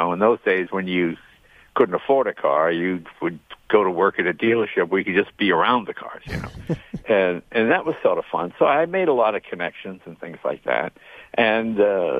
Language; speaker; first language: English; native; English